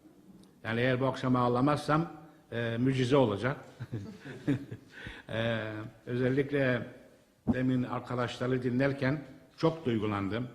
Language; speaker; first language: Turkish; native; Turkish